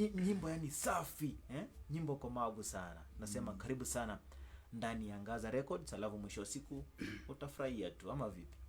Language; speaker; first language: Swahili; non-native, local second language; Luyia